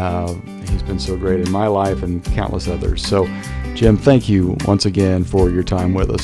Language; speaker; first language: English; native; English